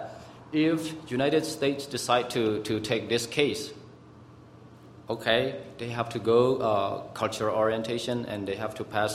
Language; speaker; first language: English; non-native, fluent; Burmese